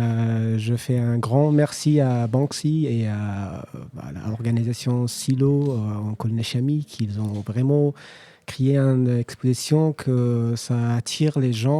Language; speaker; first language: French; non-native, learner; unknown